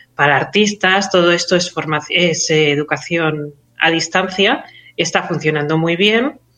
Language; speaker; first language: Spanish; native; Spanish